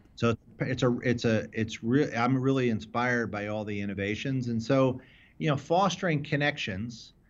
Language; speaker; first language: English; native; English